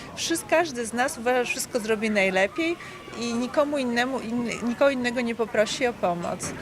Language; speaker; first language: Polish; native; Polish